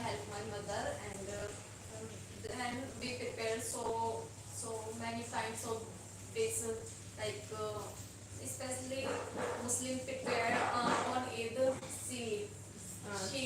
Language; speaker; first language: English; non-native, learner; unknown